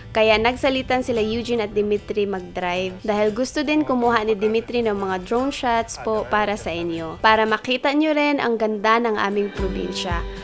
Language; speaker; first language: Filipino; non-native, local second language; Cebuano